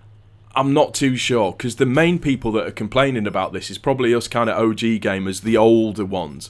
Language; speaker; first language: English; native; English